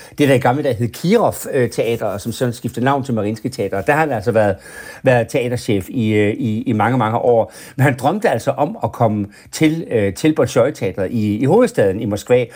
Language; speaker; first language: Danish; native; Danish